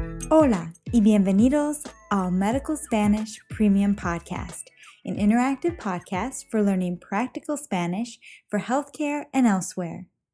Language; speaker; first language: English; native; English